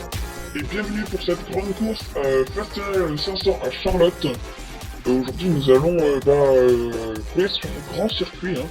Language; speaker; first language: French; native; French